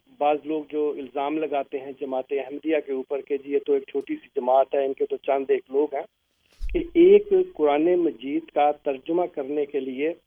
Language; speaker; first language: Urdu; native; Urdu